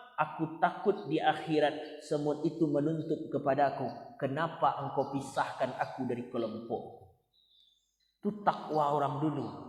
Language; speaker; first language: Malay; non-native, local second language; Minangkabau